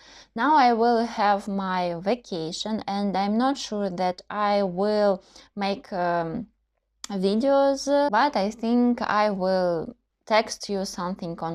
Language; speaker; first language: English; non-native, learner; Russian